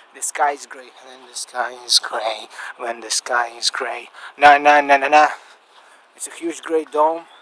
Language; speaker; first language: English; non-native, learner; Russian